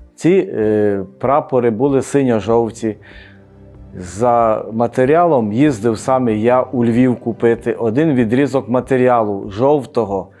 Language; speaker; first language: Ukrainian; native; Ukrainian